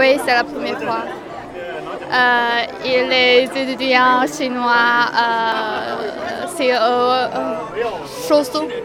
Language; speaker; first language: French; non-native, learner; Chinese